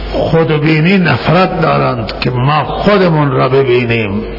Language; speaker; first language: Persian; non-native, local second language; Baluchi